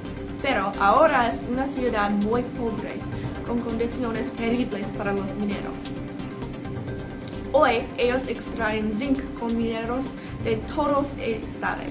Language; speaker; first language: Spanish; non-native, learner; English